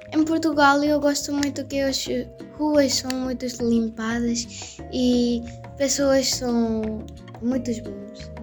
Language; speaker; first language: Portuguese; non-native, learner; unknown